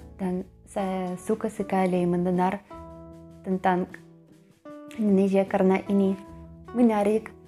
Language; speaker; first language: Indonesian; non-native, learner; Russian